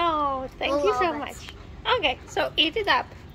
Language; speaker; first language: English; non-native, fluent; Polish